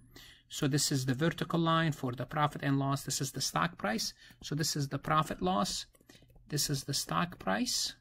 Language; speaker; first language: English; non-native, fluent; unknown